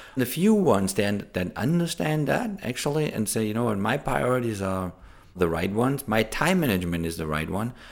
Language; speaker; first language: English; non-native, fluent; German